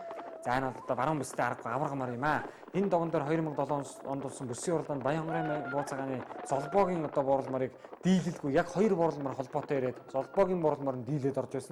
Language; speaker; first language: Mongolian; native; Mongolian